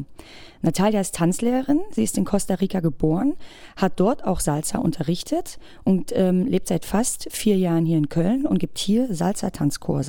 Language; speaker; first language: German; native; German